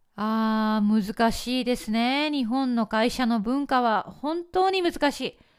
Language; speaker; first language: Japanese; native; Japanese